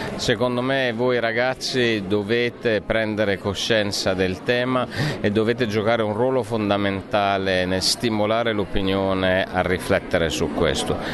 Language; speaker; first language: Italian; native; Italian